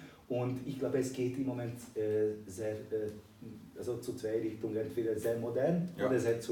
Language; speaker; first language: German; non-native, fluent; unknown